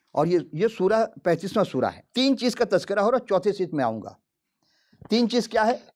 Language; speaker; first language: Urdu; native; Urdu